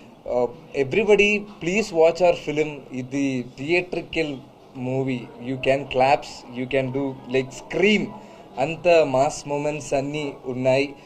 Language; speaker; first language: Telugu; non-native, learner; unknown